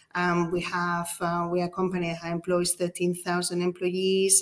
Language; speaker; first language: English; non-native, fluent; Spanish